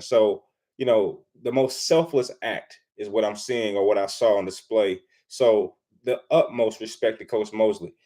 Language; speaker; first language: English; native; English